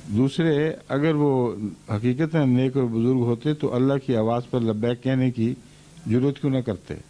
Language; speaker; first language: Urdu; native; Urdu